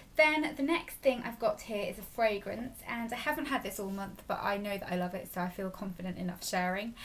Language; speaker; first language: English; native; English